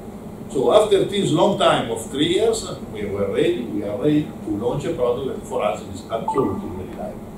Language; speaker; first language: English; non-native, learner; Italian